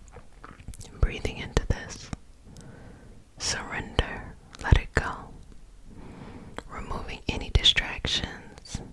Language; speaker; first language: English; native; English